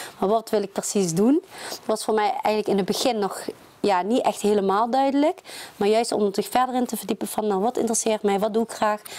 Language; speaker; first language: Dutch; early bilingual, other home language; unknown